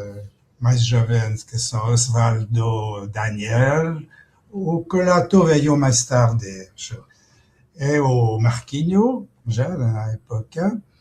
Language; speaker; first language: Portuguese; non-native, fluent; French